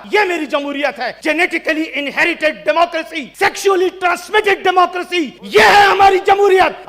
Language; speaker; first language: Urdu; non-native, local second language; Pashto